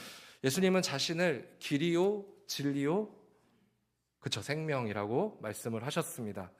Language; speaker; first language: Korean; native; Korean